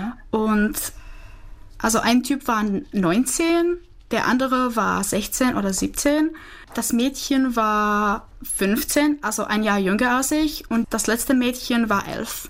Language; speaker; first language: German; non-native, fluent; Czech